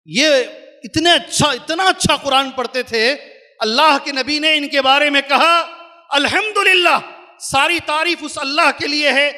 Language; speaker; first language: Urdu; native; Urdu